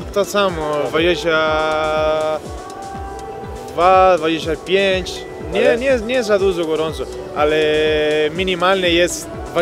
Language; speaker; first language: Polish; non-native, learner; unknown